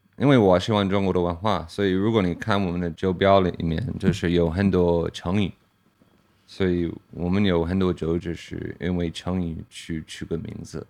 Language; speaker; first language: Chinese; non-native, fluent; English